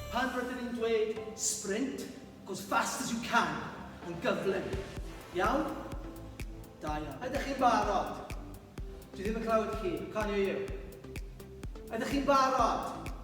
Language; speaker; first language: Welsh; non-native, local second language; English